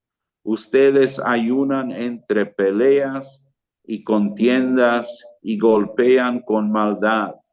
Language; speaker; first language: Spanish; non-native, fluent; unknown